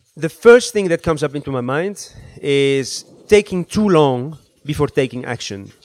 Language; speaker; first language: English; early bilingual, other home language; Arabic